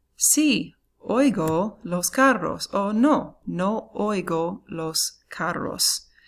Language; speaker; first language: Spanish; non-native, fluent; English